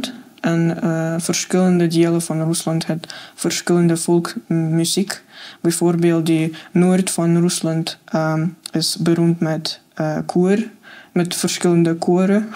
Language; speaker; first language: Dutch; non-native, learner; Russian